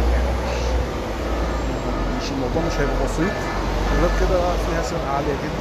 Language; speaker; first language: Arabic; native; Arabic